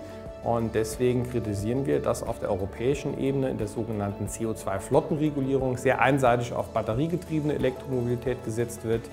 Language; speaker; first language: German; native; German